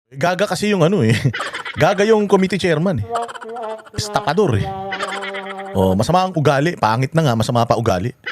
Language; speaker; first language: Filipino; native; Filipino